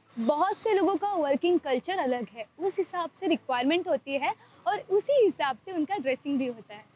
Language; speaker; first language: Hindi; non-native, local second language; Marathi